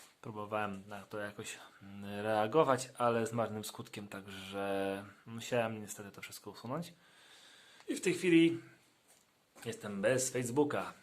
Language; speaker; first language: Polish; native; Polish